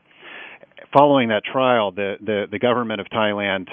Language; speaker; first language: English; native; English